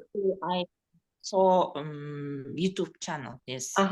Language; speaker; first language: English; non-native, learner; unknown